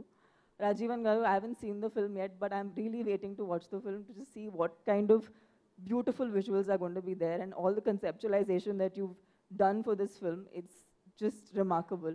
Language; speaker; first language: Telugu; non-native, fluent; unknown